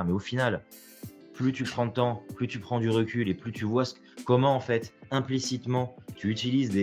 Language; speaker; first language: French; native; French